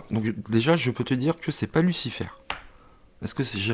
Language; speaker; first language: French; native; French